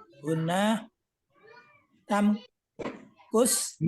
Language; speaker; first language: Arabic; non-native, learner; Indonesian